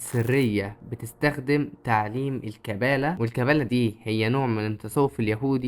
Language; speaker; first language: Arabic; native; Arabic